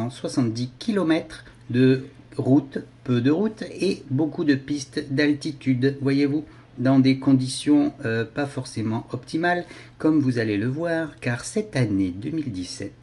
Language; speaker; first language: French; native; French